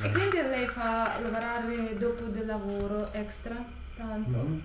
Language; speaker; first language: Italian; non-native, fluent; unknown